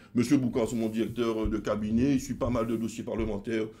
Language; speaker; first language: French; native; French